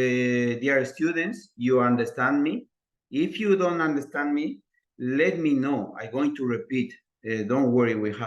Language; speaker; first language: English; non-native, learner; Spanish